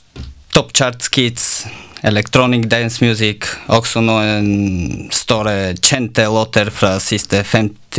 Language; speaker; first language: Norwegian; non-native, learner; Bulgarian